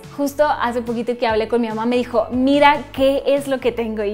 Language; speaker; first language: Spanish; non-native, fluent; Russian